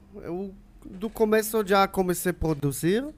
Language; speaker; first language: Portuguese; non-native, learner; Hebrew